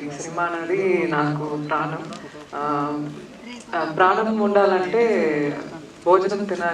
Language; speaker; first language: Telugu; non-native, learner; Tamil